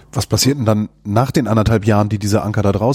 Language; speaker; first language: German; native; German